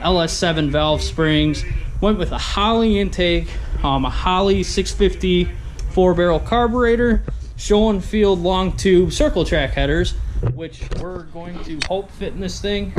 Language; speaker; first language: English; native; English